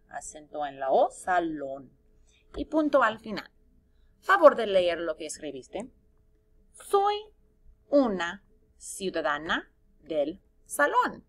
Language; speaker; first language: Spanish; non-native, fluent; English